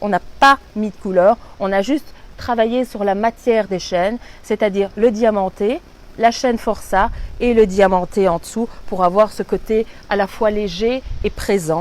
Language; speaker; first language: French; native; French